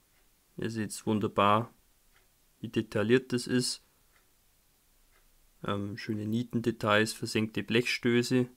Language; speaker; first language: German; native; German